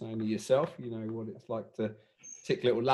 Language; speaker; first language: English; native; English